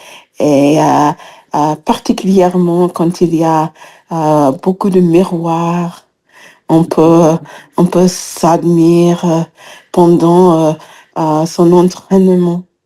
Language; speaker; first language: French; non-native, fluent; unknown